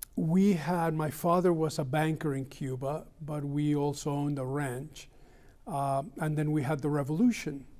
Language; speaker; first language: English; early bilingual, other home language; Spanish